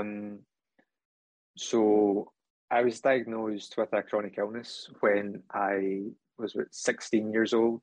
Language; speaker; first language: English; native; English